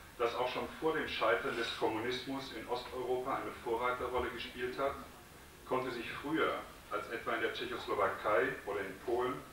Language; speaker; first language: German; native; German